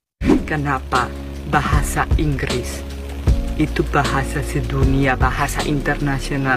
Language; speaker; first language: Indonesian; non-native, fluent; Spanish